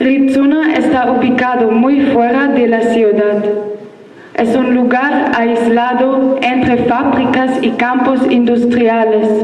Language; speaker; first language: Spanish; non-native, learner; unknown